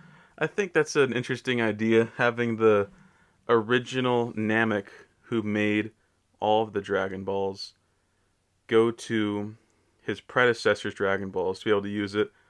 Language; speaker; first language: English; native; English